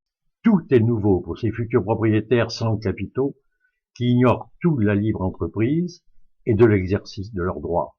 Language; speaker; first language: French; native; French